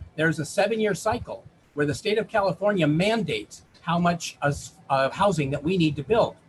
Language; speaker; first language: English; native; English